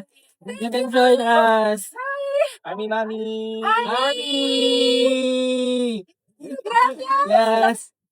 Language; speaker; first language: English; non-native, local second language; Filipino